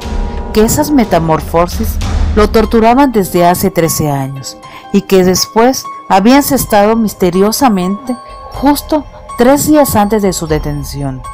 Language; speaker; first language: Spanish; native; Spanish